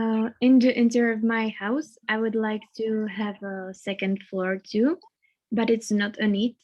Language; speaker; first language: English; non-native, learner; Czech